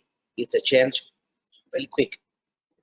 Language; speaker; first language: English; non-native, learner; Thai